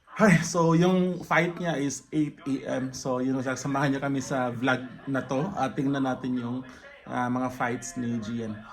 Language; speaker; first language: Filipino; non-native, local second language; Cebuano